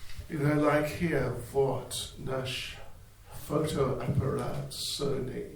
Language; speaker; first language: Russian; non-native, learner; English